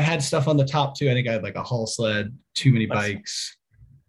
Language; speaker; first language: English; native; English